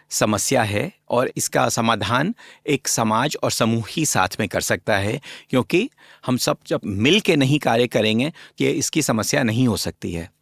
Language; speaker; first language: Hindi; native; Hindi